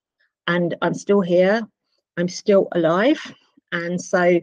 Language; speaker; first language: English; native; English